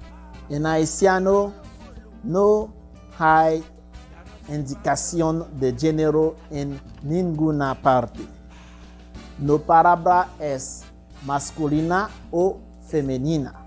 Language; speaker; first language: Spanish; non-native, fluent; Haitian Creole